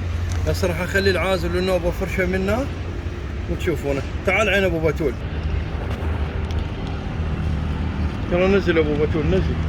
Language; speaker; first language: Arabic; native; Arabic